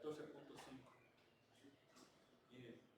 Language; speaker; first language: Spanish; native; Spanish